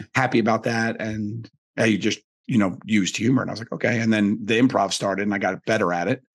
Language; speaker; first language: English; native; English